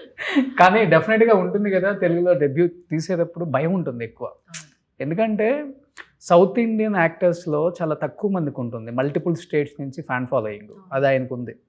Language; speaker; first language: Telugu; native; Telugu